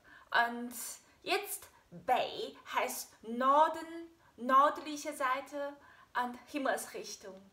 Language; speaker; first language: German; non-native, fluent; Chinese